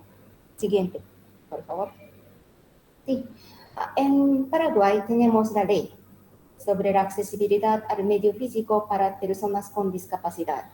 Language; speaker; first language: Spanish; non-native, learner; Japanese